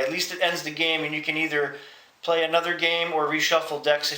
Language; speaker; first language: English; native; English